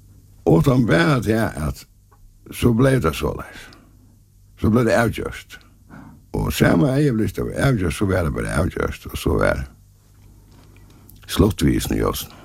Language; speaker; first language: Danish; non-native, local second language; Faroese